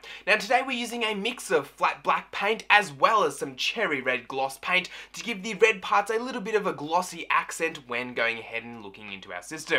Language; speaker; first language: English; native; English